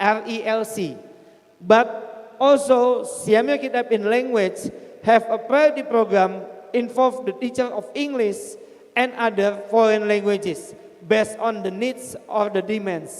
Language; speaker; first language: English; non-native, fluent; Indonesian